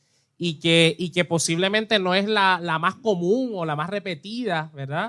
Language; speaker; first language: Spanish; native; Spanish